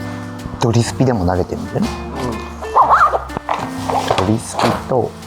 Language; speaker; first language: Japanese; native; Japanese